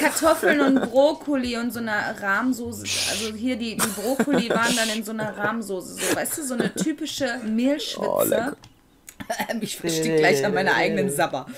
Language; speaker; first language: German; native; German